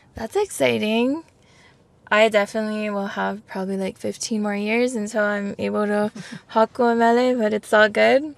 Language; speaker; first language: English; native; English